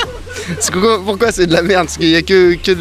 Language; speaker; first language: French; native; French